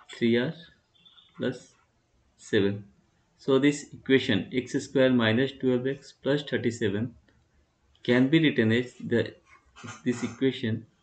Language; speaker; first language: English; non-native, local second language; Hindi